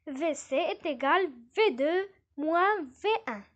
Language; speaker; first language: French; non-native, local second language; Arabic